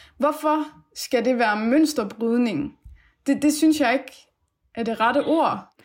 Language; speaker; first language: Danish; early bilingual, other home language; Persian